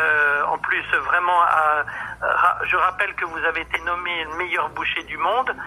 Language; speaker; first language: French; native; French